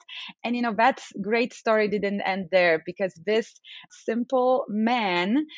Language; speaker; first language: English; non-native, fluent; Polish